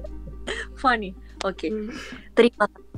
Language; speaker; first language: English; non-native, learner; Indonesian